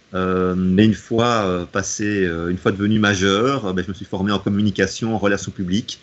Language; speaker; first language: French; native; French